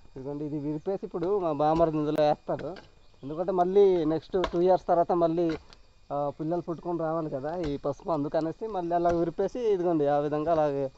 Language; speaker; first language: Telugu; non-native, local second language; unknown